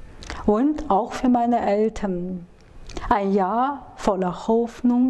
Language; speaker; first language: German; non-native, fluent; Chinese